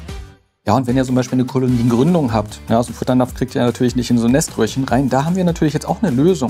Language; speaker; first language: German; native; German